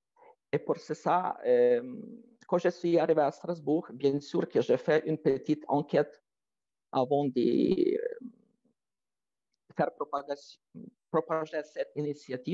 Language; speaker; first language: French; non-native, fluent; Ukrainian